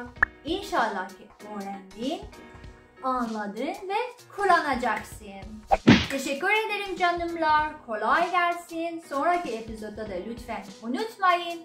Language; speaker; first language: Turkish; non-native, learner; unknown